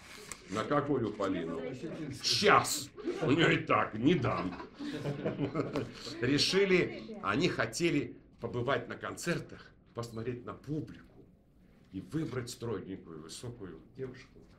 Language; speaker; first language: Russian; native; Russian